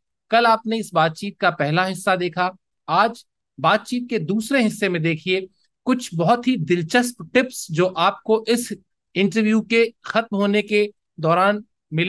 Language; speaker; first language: Hindi; native; Hindi